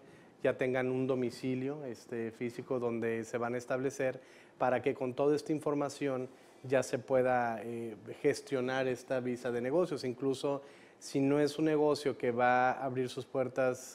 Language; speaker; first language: Spanish; native; Spanish